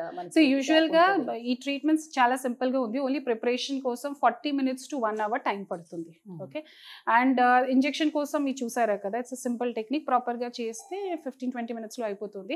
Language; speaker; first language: Telugu; non-native, fluent; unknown